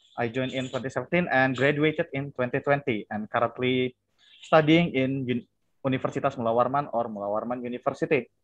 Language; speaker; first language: English; non-native, fluent; Indonesian